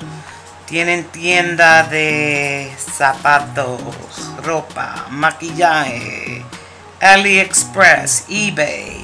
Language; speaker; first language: Spanish; early bilingual, heritage; Spanish